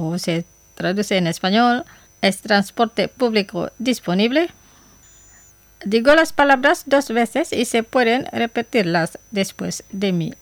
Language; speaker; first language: Spanish; non-native, fluent; Indonesian